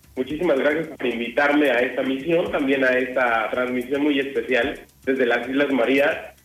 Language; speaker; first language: Spanish; native; Spanish